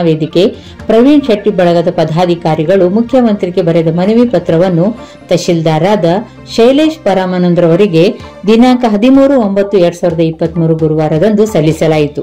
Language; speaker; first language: Kannada; native; Kannada